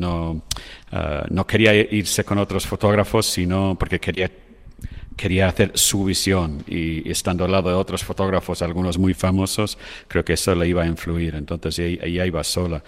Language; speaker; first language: Spanish; non-native, fluent; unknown